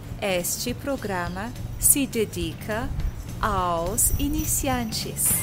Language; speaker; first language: Portuguese; non-native, fluent; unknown